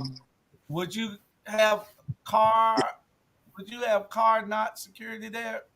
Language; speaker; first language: English; native; English